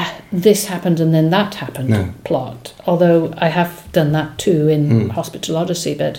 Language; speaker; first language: English; non-native, local second language; Welsh